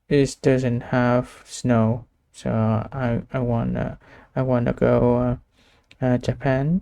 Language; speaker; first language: English; non-native, learner; Vietnamese